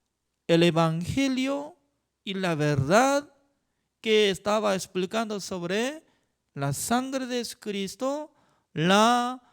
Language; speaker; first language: Spanish; non-native, fluent; Korean